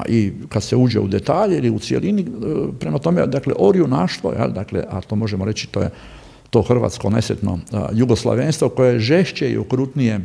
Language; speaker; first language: Croatian; native; Croatian